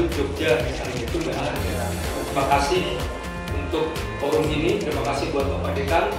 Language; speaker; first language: Indonesian; native; Indonesian